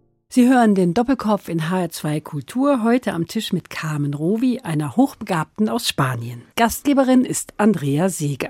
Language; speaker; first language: German; native; German